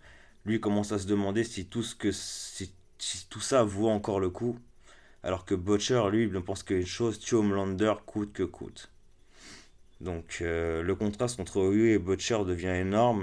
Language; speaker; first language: French; native; French